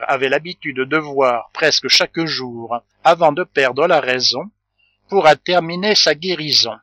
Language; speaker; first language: French; native; French